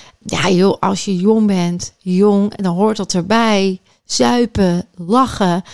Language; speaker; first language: Dutch; native; Dutch